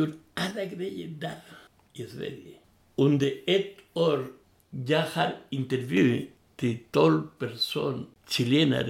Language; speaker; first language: Swedish; non-native, learner; Spanish